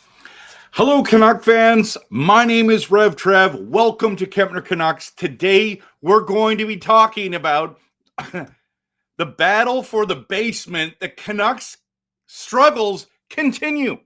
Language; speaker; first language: English; native; English